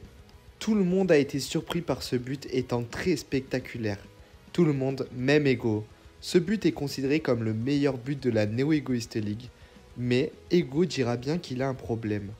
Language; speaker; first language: French; native; French